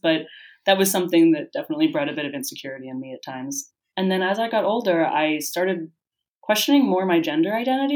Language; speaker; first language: English; native; English